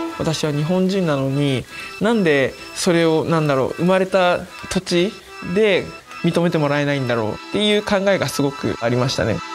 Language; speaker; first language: Japanese; early bilingual, other home language; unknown